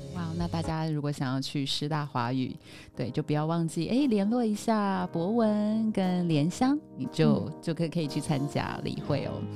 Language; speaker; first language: Chinese; non-native, fluent; Spanish